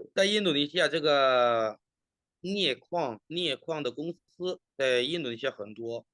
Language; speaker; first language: Chinese; non-native, fluent; Indonesian